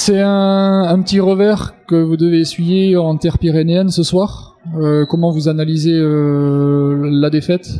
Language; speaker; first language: French; native; French